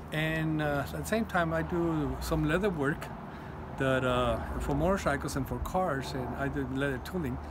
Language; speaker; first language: English; non-native, fluent; Spanish